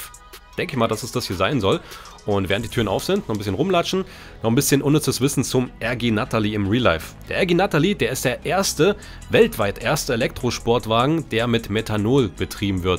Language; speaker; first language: German; native; German